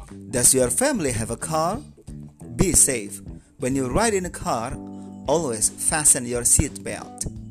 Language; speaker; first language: English; non-native, fluent; Indonesian